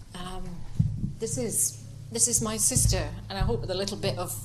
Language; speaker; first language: English; native; English